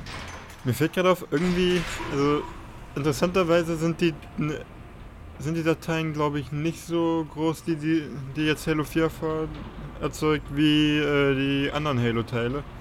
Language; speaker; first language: German; native; German